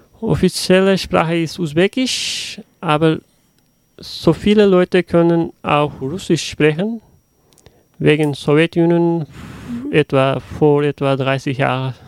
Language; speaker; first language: German; non-native, learner; Uzbek